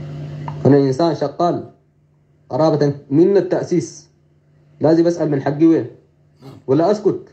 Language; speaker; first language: Arabic; native; Arabic